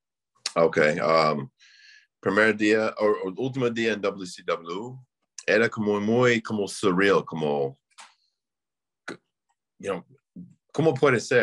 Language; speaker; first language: Spanish; non-native, learner; English